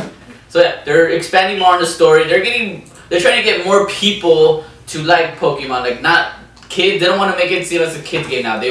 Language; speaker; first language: English; native; English